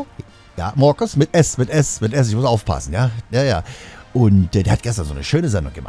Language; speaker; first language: German; native; German